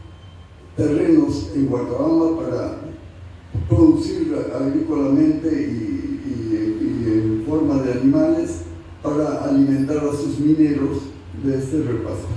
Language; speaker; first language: Spanish; native; Spanish